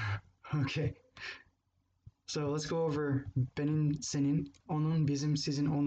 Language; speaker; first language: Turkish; non-native, fluent; English